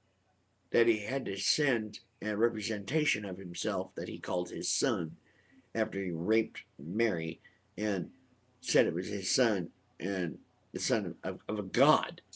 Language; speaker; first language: English; native; English